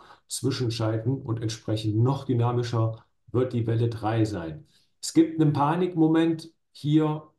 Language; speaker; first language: German; native; German